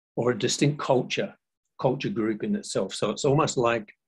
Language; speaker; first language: English; native; English